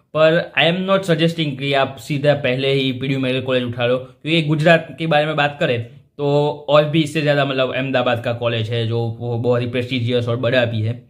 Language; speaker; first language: Hindi; non-native, local second language; Gujarati